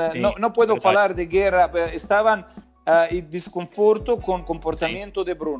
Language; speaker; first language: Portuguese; non-native, learner; Croatian